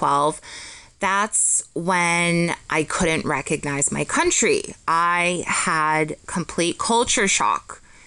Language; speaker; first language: English; early bilingual, other home language; Polish